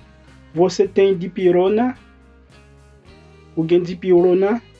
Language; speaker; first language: Portuguese; non-native, fluent; Haitian Creole